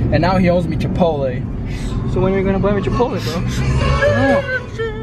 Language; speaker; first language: English; non-native, fluent; Portuguese